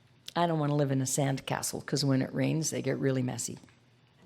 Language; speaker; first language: English; native; English